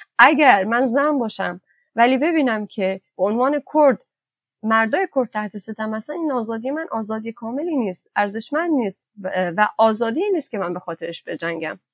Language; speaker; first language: Persian; non-native, local second language; Kurdish